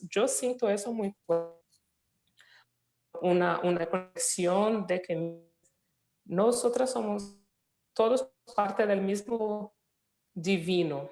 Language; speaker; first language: Spanish; non-native, fluent; Portuguese